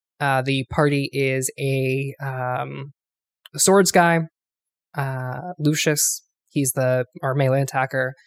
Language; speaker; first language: English; native; English